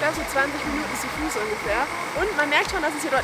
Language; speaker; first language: German; native; German